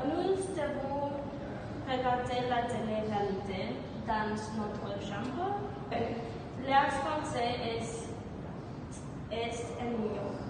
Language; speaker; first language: French; non-native, learner; English